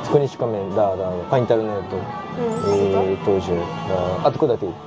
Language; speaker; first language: Russian; non-native, learner; Japanese